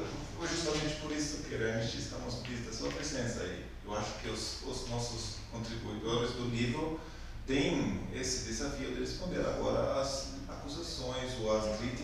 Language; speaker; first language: Portuguese; non-native, fluent; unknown